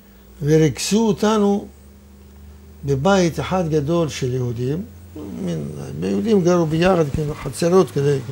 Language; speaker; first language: Hebrew; non-native, fluent; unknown